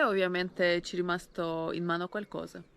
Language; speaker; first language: Italian; non-native, learner; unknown